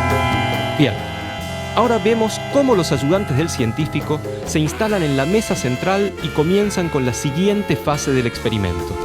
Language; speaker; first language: Spanish; native; Spanish